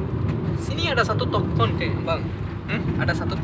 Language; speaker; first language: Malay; non-native, learner; Bangla